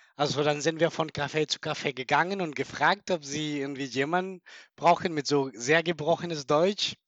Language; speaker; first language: German; non-native, fluent; Spanish